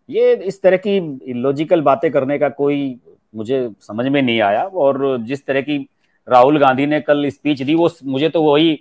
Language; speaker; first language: Hindi; native; Hindi